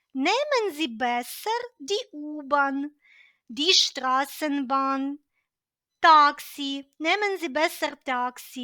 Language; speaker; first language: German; non-native, fluent; Ukrainian